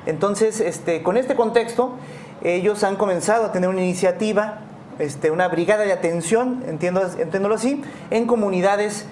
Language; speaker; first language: Spanish; native; Spanish